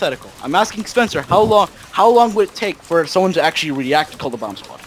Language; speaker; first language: English; native; English